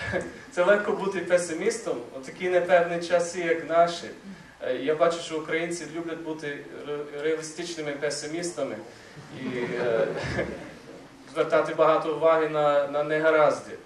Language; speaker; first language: Ukrainian; non-native, fluent; English